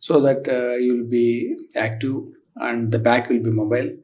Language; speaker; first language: English; non-native, local second language; Telugu